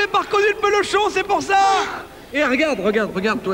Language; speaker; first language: French; native; French